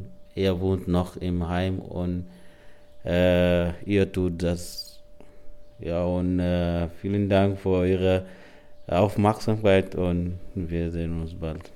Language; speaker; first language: German; non-native, learner; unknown